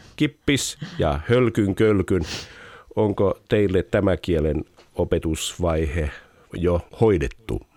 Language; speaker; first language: Finnish; native; Finnish